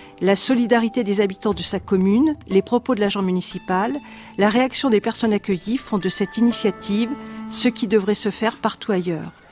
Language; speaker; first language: French; native; French